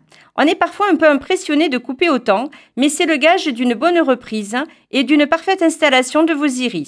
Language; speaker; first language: French; native; French